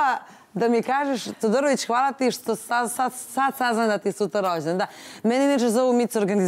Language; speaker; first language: Serbian; native; Serbian